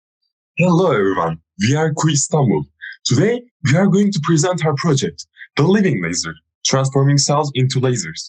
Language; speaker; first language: English; non-native, fluent; Turkish